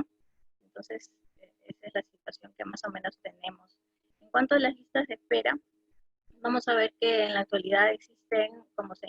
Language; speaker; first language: Spanish; native; Spanish